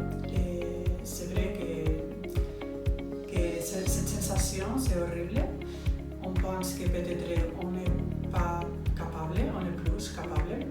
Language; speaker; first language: French; non-native, fluent; Spanish